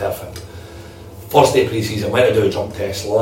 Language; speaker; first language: English; native; English